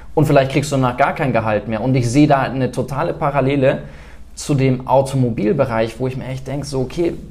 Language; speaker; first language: German; native; German